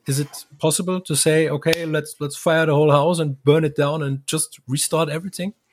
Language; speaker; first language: English; non-native, fluent; German